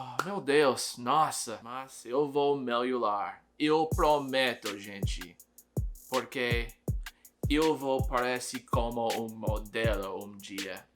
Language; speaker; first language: Portuguese; non-native, learner; English